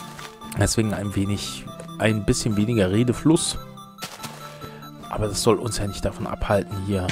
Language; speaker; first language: German; native; German